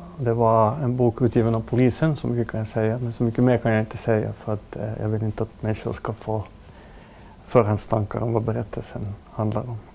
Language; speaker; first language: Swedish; native; Swedish